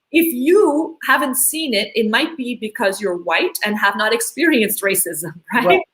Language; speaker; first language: English; early bilingual, other home language; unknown